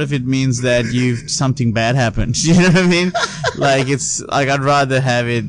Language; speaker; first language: English; non-native, local second language; Sinhala